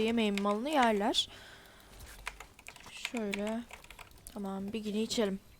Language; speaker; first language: Turkish; native; Turkish